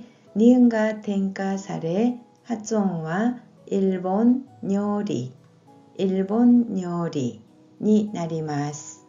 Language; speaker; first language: Japanese; non-native, fluent; Korean